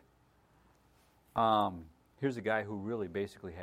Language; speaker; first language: English; native; English